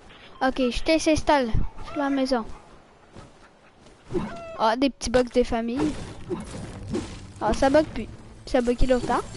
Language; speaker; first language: French; native; French